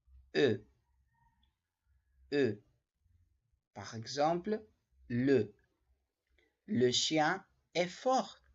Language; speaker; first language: French; non-native, learner; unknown